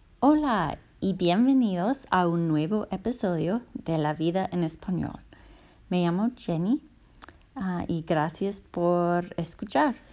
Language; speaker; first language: Spanish; non-native, learner; English